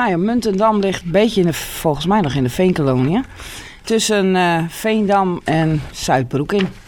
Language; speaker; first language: Dutch; native; Dutch